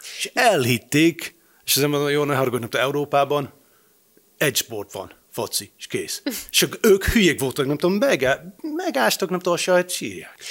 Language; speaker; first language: Hungarian; non-native, fluent; English